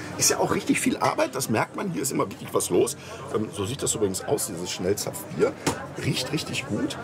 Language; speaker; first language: German; native; German